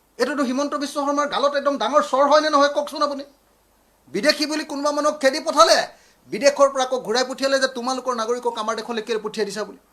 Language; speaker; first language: Assamese; native; Assamese